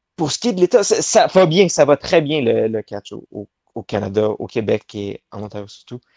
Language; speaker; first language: French; native; French